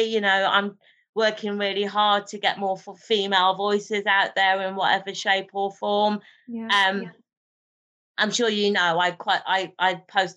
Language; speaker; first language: English; non-native, local second language; Urdu